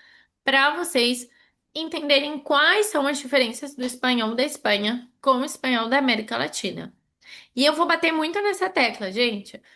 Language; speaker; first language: Portuguese; non-native, fluent; Spanish